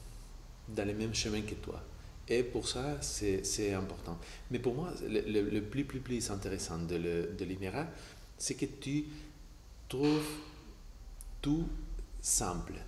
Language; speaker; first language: French; non-native, fluent; Spanish